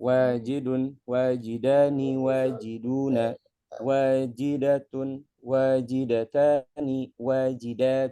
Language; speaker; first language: Arabic; non-native, learner; Indonesian